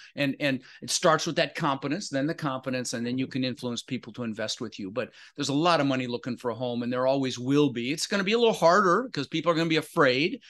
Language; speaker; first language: English; native; English